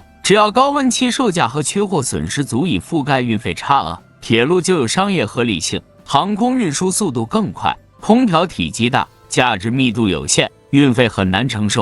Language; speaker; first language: Chinese; native; Chinese